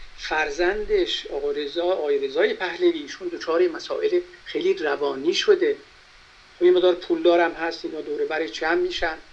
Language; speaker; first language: Persian; native; Persian